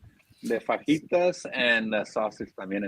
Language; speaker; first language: Spanish; early bilingual, other home language; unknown